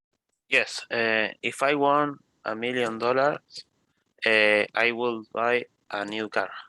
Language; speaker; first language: English; non-native, learner; Spanish